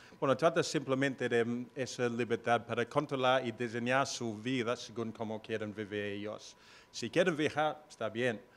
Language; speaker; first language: Spanish; non-native, fluent; English